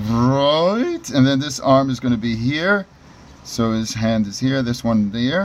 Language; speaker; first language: English; native; English